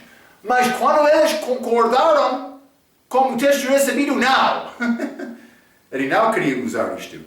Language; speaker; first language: Portuguese; non-native, fluent; English